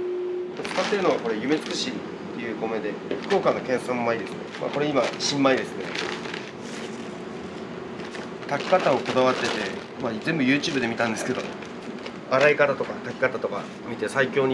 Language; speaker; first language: Japanese; native; Japanese